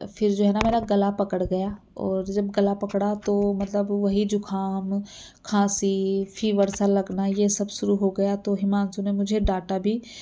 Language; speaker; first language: Hindi; native; Hindi